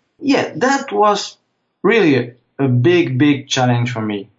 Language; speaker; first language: English; non-native, fluent; French